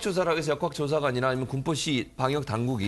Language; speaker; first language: Korean; native; Korean